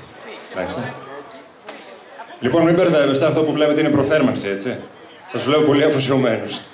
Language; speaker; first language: Greek; native; Greek